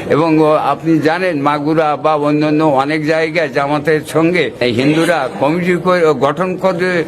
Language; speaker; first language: Bangla; native; Bangla